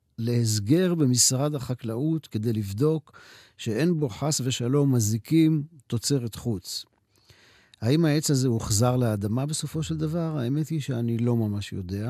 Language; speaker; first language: Hebrew; native; Hebrew